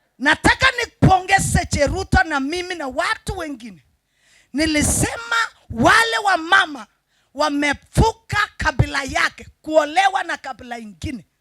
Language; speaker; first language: Swahili; non-native, local second language; Kalenjin